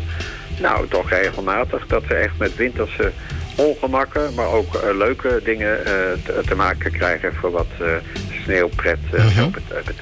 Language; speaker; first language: Dutch; native; Dutch